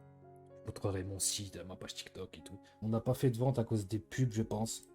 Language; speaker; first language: French; native; French